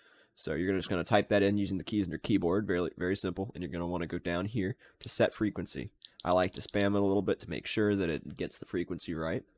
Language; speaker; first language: English; native; English